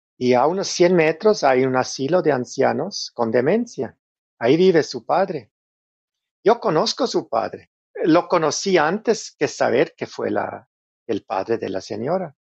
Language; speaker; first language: Spanish; non-native, fluent; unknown